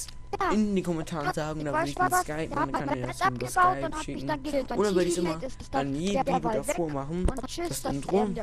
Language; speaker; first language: German; native; German